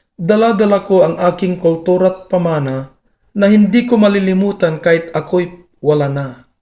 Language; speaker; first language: Filipino; non-native, local second language; Iloko